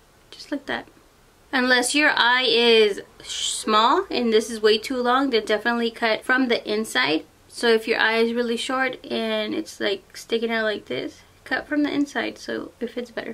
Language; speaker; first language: English; early bilingual, other home language; Spanish